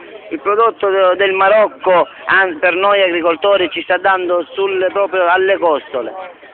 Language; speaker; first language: Italian; native; Italian